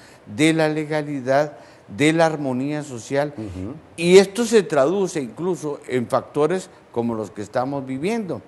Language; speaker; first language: Spanish; native; Spanish